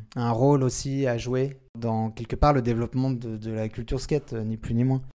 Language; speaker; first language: French; native; French